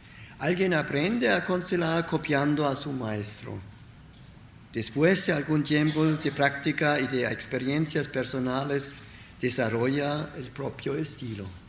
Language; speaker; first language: Spanish; non-native, learner; German